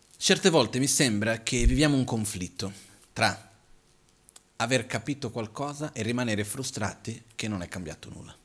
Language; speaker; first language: Italian; non-native, fluent; Portuguese